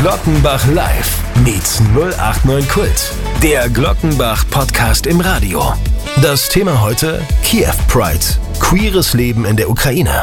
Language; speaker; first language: German; native; German